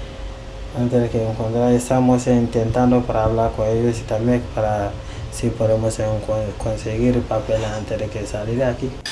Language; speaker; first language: Spanish; non-native, learner; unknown